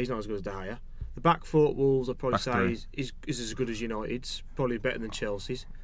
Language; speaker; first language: English; native; English